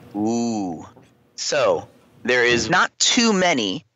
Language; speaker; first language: English; native; English